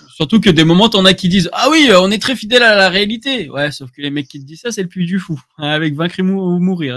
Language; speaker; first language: French; native; French